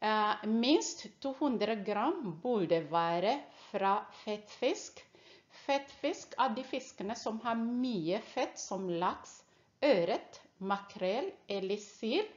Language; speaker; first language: Norwegian; non-native, fluent; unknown